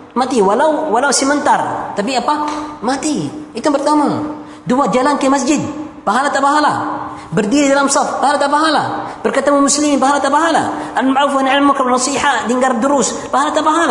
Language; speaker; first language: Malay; non-native, fluent; Arabic